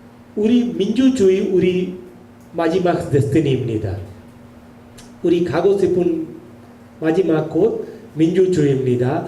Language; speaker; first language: Korean; non-native, learner; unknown